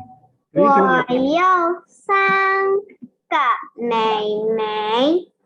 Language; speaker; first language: Chinese; non-native, learner; Indonesian